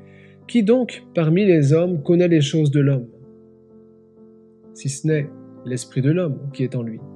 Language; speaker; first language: French; native; French